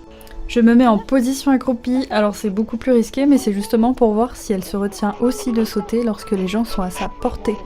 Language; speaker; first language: French; native; French